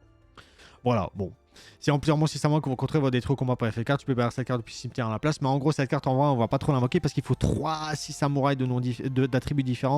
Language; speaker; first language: French; native; French